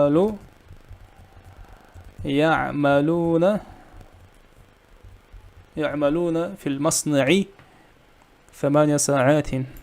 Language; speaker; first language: Arabic; non-native, fluent; Kazakh